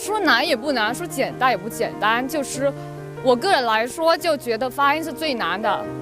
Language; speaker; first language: Chinese; non-native, fluent; Vietnamese